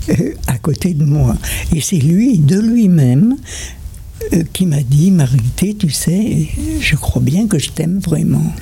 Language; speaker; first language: French; native; French